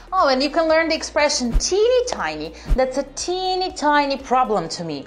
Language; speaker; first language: English; non-native, fluent; Romanian